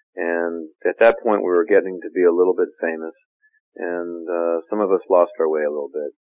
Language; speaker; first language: English; native; English